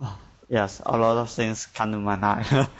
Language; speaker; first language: English; non-native, learner; Chinese